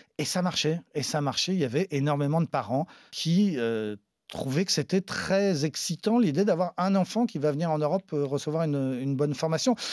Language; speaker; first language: French; native; French